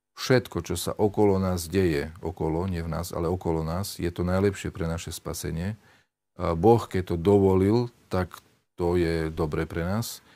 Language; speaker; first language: Slovak; native; Slovak